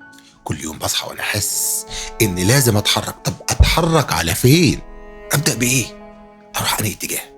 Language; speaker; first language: Arabic; native; Arabic